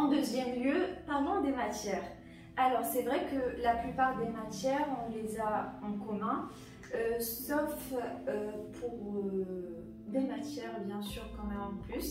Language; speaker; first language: French; non-native, local second language; Arabic